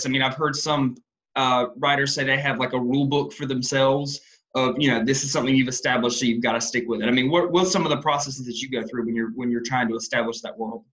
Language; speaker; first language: English; native; English